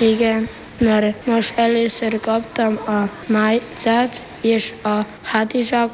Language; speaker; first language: Hungarian; non-native, local second language; Slovenian